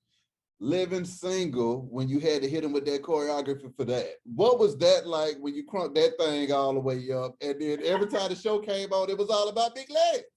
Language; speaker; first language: English; native; English